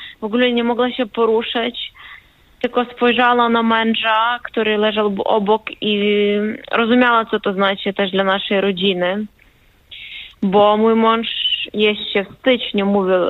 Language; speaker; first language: Polish; non-native, fluent; Ukrainian